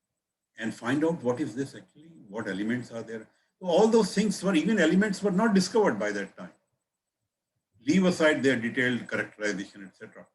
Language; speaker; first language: English; non-native, local second language; Hindi